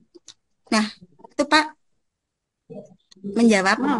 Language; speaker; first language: Indonesian; native; Indonesian